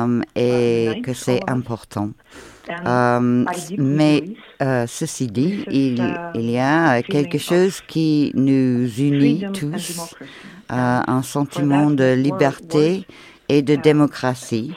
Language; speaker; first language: French; non-native, fluent; Ukrainian